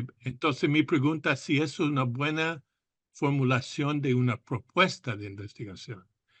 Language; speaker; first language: Spanish; non-native, fluent; English